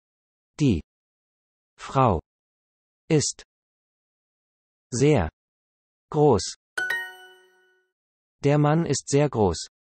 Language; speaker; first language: German; non-native, learner; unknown